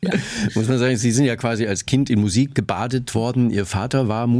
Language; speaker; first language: German; native; German